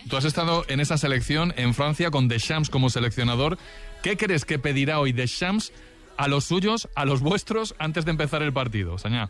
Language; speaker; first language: Spanish; native; Spanish